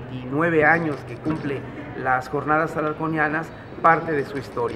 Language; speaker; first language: Spanish; native; Spanish